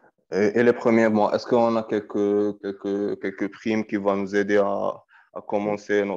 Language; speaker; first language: French; non-native, fluent; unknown